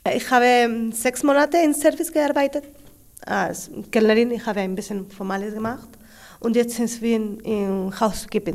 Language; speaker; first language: German; non-native, learner; Spanish